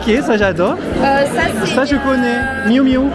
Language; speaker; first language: French; native; French